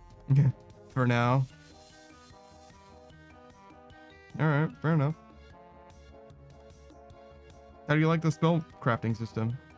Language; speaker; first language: English; native; English